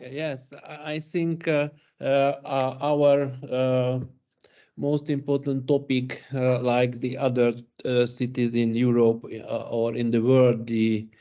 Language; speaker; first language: English; non-native, learner; Hungarian